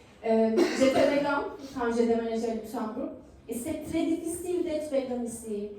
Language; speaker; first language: French; non-native, learner; Turkish